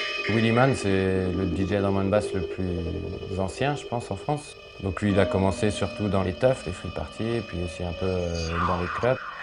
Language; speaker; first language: French; native; French